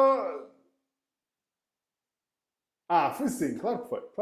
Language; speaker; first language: Portuguese; early bilingual, heritage; Portuguese